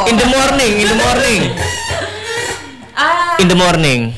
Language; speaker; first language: English; non-native, learner; Indonesian